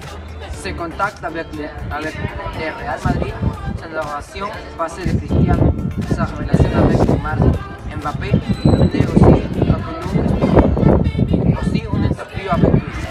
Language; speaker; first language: French; non-native, learner; Spanish